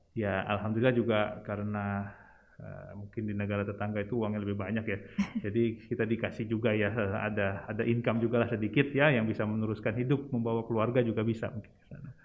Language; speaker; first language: Indonesian; native; Indonesian